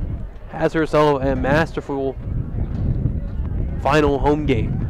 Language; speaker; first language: English; native; English